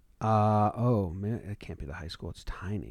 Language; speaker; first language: English; native; English